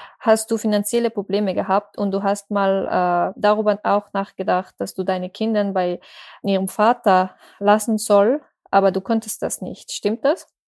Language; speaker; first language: German; non-native, fluent; Persian